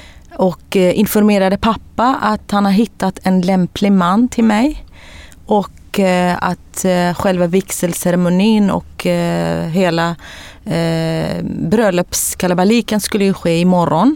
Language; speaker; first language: Swedish; non-native, fluent; Kurdish